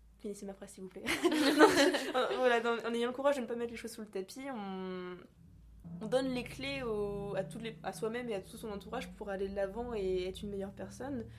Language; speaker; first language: French; native; French